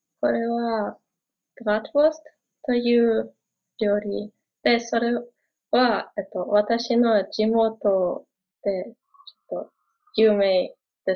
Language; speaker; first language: Japanese; non-native, learner; German